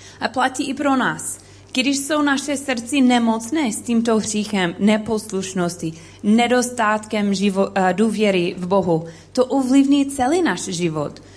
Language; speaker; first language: Czech; non-native, learner; English